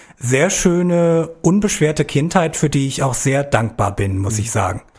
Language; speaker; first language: German; native; German